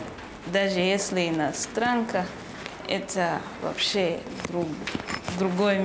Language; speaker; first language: Russian; non-native, learner; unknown